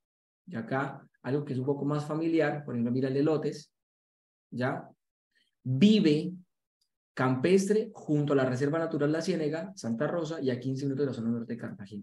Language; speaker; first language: Spanish; native; Spanish